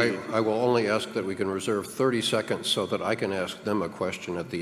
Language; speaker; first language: English; native; English